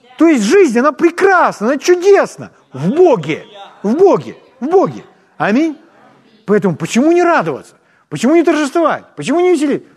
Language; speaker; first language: Russian; non-native, local second language; Ukrainian